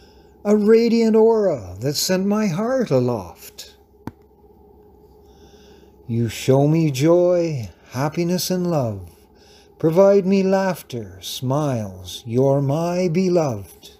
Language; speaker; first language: English; native; English